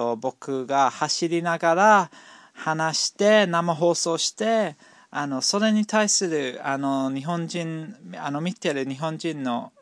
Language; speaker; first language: Japanese; non-native, fluent; English